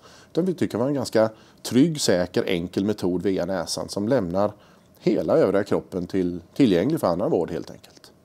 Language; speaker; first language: Swedish; native; Swedish